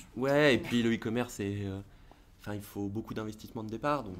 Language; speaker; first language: French; native; French